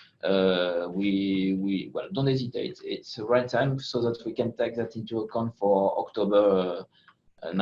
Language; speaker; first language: English; non-native, fluent; French